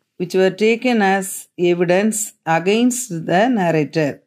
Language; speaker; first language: English; non-native, local second language; Tamil